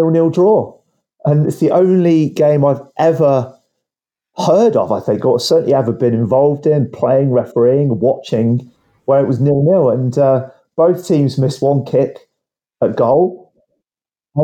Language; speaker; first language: English; native; English